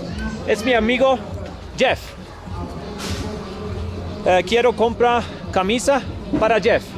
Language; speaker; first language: Spanish; non-native, learner; English